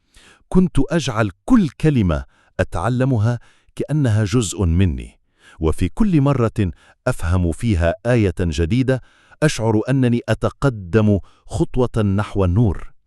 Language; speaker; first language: Arabic; non-native, fluent; Turkish